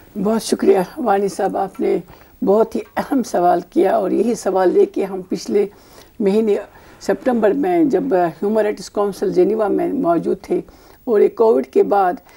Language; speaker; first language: Urdu; non-native, local second language; Kashmiri